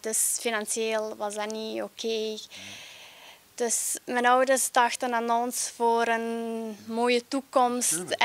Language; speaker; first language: Dutch; early bilingual, other home language; Albanian